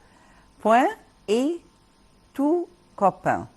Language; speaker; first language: French; non-native, fluent; Arabic